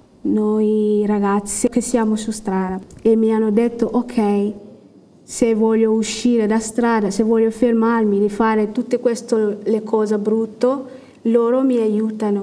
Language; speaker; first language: Italian; non-native, learner; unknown